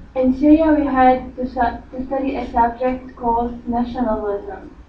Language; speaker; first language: English; non-native, learner; Arabic